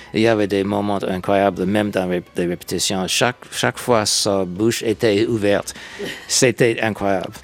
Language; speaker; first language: French; native; French